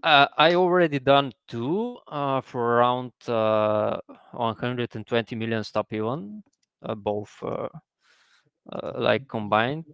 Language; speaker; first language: English; non-native, fluent; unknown